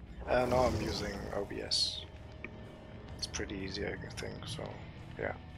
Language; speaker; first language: English; non-native, fluent; German